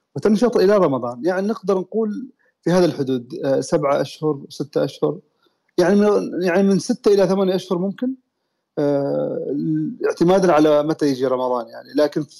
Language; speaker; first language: Arabic; native; Arabic